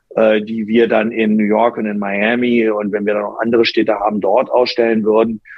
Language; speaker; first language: German; non-native, local second language; English